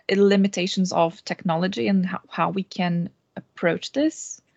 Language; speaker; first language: English; non-native, fluent; Portuguese